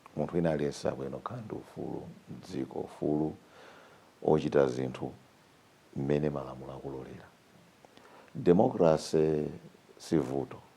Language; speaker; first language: Nyanja; native; Nyanja